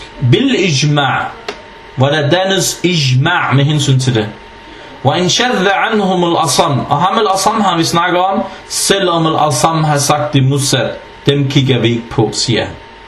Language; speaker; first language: Danish; early bilingual, other home language; Arabic